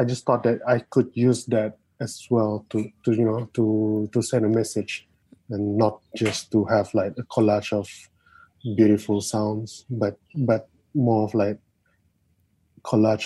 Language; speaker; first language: English; non-native, local second language; Malay